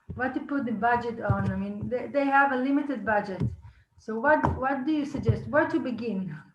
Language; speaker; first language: English; non-native, fluent; Hebrew